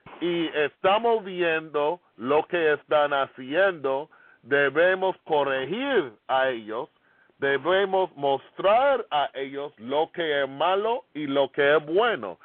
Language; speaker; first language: Spanish; non-native, fluent; English